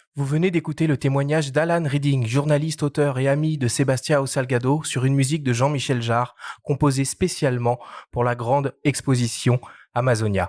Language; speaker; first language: French; native; French